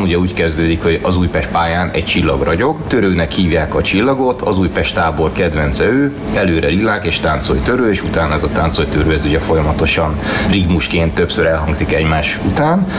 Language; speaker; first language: Hungarian; native; Hungarian